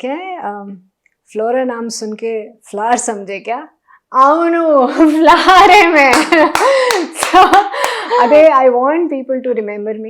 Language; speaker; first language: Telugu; non-native, local second language; Hindi